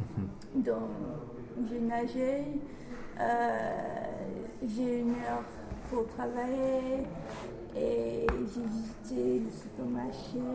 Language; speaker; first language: French; non-native, learner; English